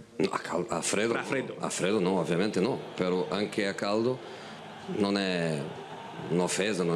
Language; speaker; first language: Italian; non-native, fluent; Portuguese